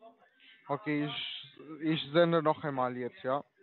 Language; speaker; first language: German; non-native, learner; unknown